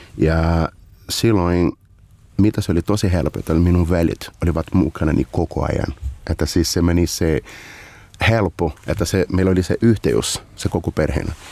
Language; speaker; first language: Finnish; non-native, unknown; Portuguese